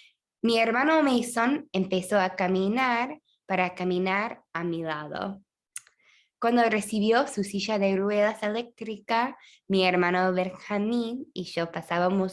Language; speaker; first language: Spanish; non-native, fluent; English